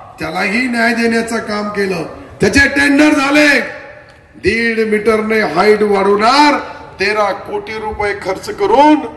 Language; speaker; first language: Marathi; non-native, local second language; Urdu